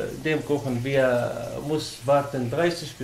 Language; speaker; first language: German; native; German